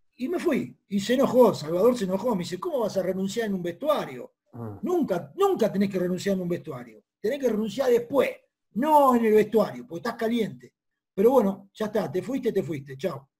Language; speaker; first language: Spanish; native; Spanish